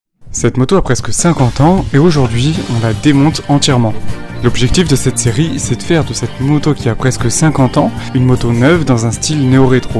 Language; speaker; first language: French; native; French